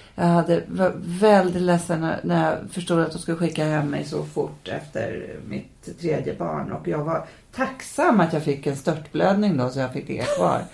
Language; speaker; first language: Swedish; native; Swedish